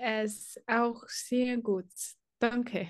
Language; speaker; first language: German; non-native, learner; English